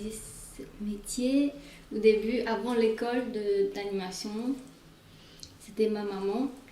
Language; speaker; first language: French; non-native, fluent; Chinese